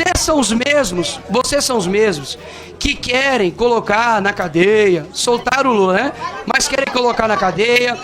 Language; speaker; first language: Portuguese; native; Portuguese